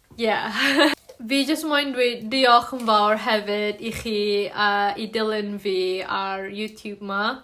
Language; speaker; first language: Welsh; non-native, learner; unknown